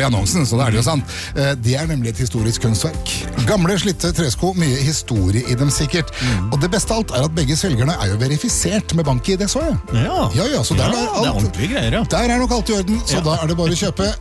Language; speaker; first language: Norwegian; native; Norwegian